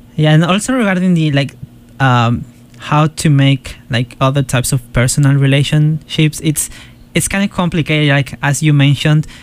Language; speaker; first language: English; non-native, fluent; Spanish